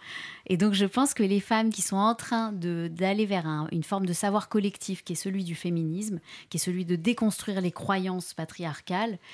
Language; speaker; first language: French; native; French